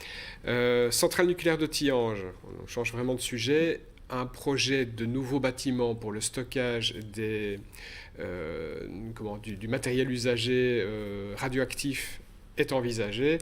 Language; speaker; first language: French; native; French